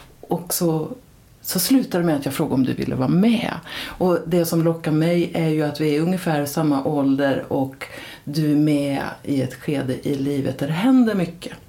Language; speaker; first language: Swedish; native; Swedish